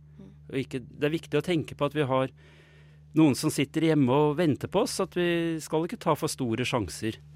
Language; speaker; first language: Norwegian; native; Norwegian